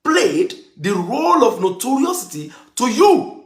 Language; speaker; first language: English; non-native, local second language; Yoruba